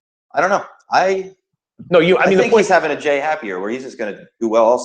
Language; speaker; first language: English; native; English